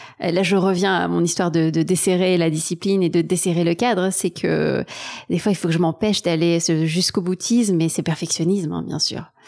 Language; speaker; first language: French; native; French